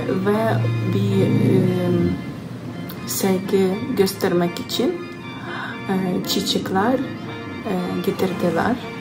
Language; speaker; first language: Turkish; non-native, learner; Ukrainian